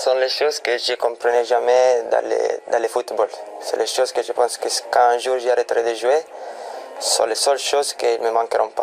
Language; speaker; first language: French; non-native, fluent; Italian